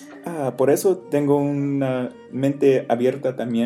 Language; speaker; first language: Spanish; non-native, fluent; English